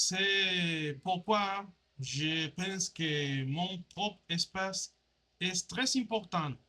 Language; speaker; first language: French; non-native, learner; Spanish